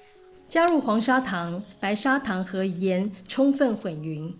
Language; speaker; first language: Chinese; native; Chinese